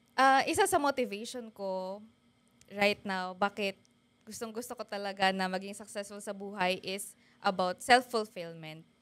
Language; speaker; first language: Filipino; native; Filipino